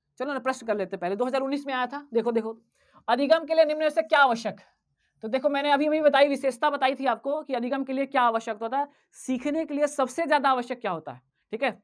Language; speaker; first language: Hindi; native; Hindi